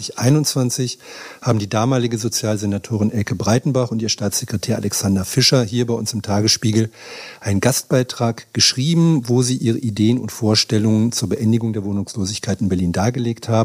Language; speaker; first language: German; native; German